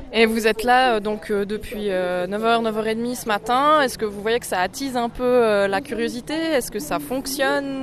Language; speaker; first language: French; native; French